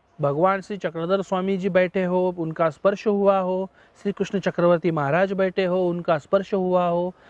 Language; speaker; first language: Hindi; non-native, local second language; Marathi